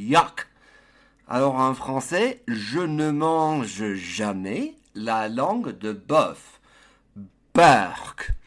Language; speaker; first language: French; non-native, fluent; English